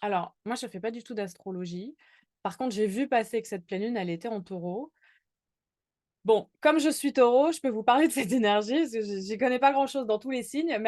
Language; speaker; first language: French; native; French